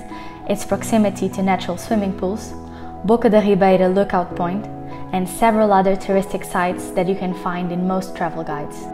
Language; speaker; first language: English; non-native, fluent; Portuguese